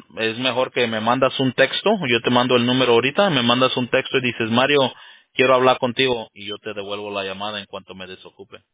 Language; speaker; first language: Spanish; early bilingual, heritage; Spanish